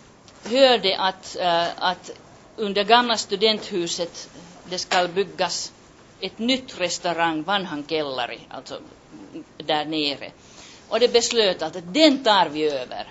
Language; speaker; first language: Swedish; non-native, local second language; Finnish